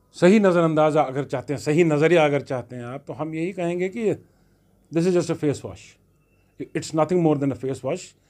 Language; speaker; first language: Hindi; non-native, local second language; Kashmiri